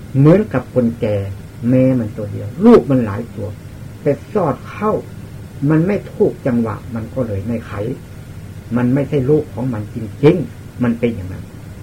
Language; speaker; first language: Thai; non-native, local second language; Lao